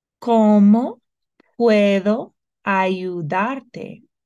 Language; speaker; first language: Spanish; non-native, fluent; English